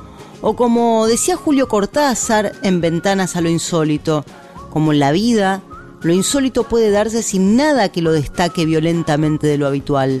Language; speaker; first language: Spanish; native; Spanish